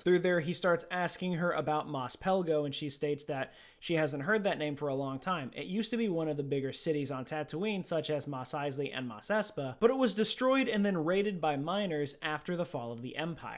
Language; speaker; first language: English; native; English